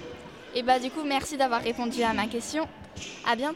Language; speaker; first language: French; native; French